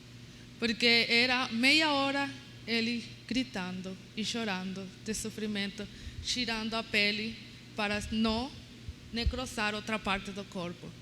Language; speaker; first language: Portuguese; non-native, learner; Spanish